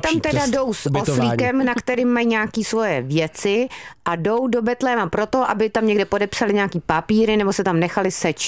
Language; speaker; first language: Czech; native; Czech